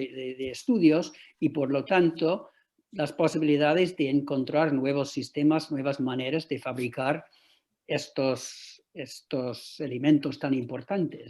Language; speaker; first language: Spanish; non-native, fluent; English